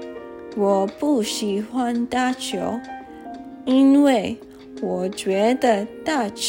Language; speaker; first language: Chinese; early bilingual, heritage; Chinese